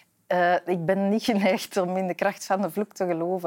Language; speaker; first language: Dutch; native; Dutch